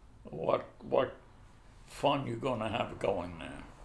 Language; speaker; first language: English; native; English